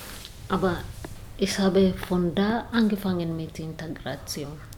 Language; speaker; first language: German; non-native, learner; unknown